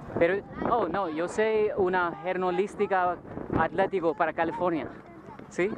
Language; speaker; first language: Spanish; non-native, learner; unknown